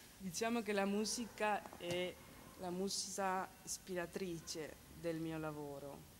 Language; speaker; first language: Italian; non-native, fluent; Spanish